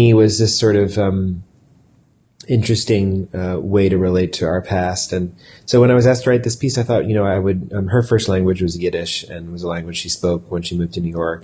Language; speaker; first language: English; native; English